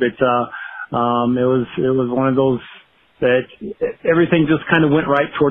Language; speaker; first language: English; native; English